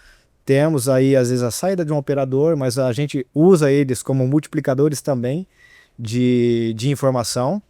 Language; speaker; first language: Portuguese; native; Portuguese